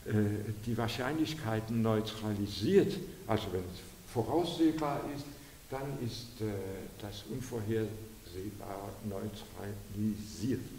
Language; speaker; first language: German; non-native, fluent; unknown